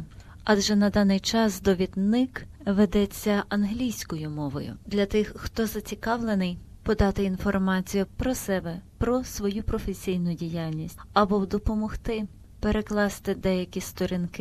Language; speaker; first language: Ukrainian; native; Ukrainian